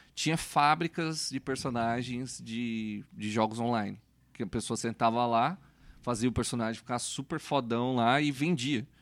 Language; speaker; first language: Portuguese; native; Portuguese